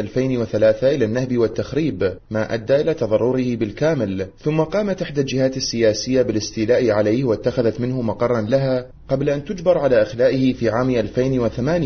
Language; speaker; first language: Arabic; native; Arabic